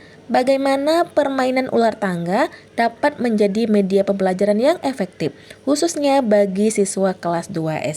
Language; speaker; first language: Indonesian; native; Indonesian